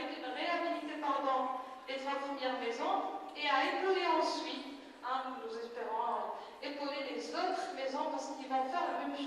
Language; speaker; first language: French; non-native, local second language; Arabic